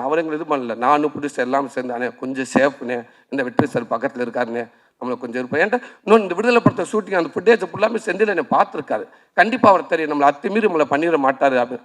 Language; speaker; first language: Tamil; native; Tamil